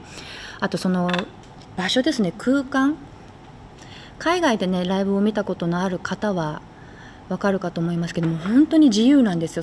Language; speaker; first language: Japanese; native; Japanese